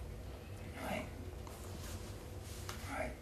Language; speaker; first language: French; non-native, learner; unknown